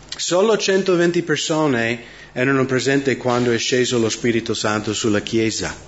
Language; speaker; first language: Italian; non-native, fluent; English